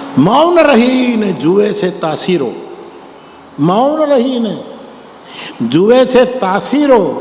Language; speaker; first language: Gujarati; native; Gujarati